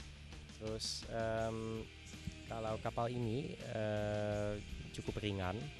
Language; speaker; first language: Indonesian; non-native, fluent; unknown